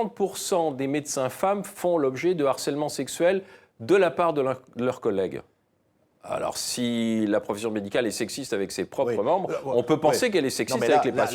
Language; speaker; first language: French; native; French